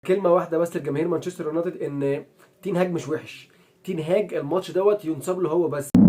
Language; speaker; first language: Arabic; native; Arabic